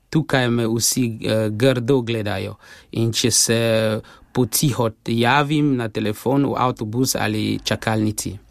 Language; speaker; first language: Slovenian; non-native, fluent; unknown